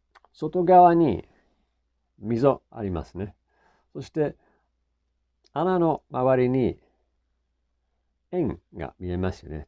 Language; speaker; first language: Japanese; non-native, fluent; English